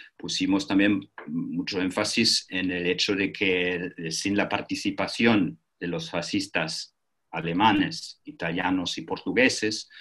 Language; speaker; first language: Spanish; non-native, fluent; German